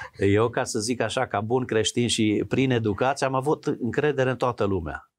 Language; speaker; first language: Romanian; native; Romanian